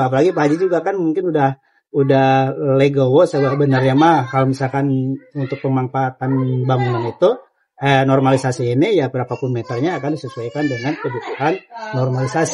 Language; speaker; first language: Indonesian; non-native, local second language; Sundanese